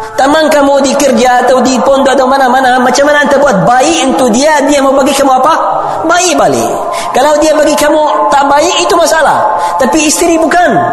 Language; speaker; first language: Malay; non-native, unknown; Arabic